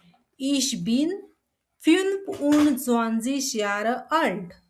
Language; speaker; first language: German; non-native, learner; Marathi